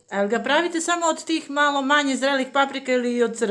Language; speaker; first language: Bosnian; native; Bosnian